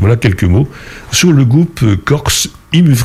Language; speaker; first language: French; native; French